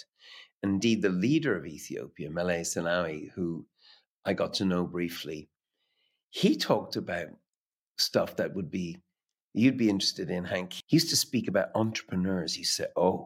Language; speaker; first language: English; native; English